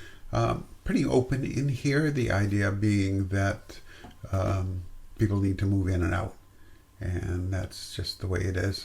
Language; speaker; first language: English; native; English